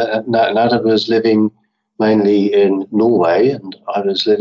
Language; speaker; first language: English; native; English